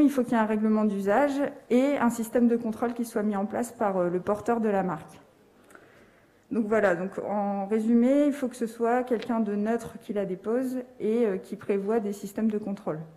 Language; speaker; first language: French; native; French